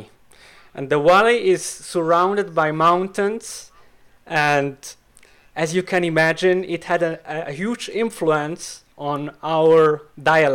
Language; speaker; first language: English; non-native, fluent; Swiss German